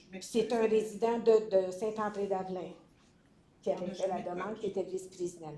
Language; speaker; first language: French; native; French